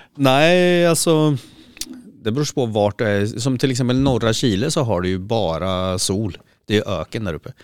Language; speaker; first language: Swedish; early bilingual, other home language; Spanish